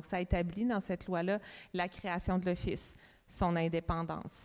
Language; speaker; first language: French; native; French